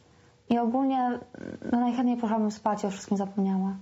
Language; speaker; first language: Polish; native; Polish